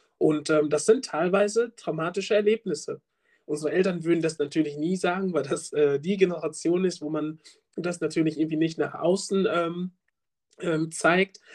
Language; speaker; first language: German; early bilingual, other home language; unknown